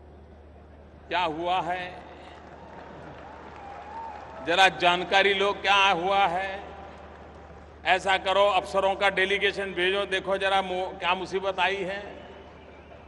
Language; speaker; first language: Hindi; non-native, local second language; Gujarati